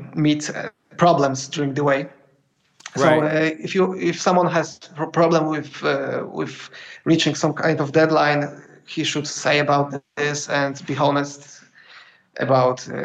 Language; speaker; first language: English; non-native, fluent; Polish